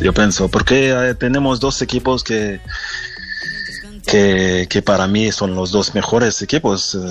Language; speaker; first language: Spanish; non-native, fluent; French